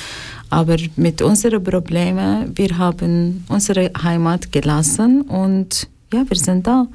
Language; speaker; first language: German; non-native, learner; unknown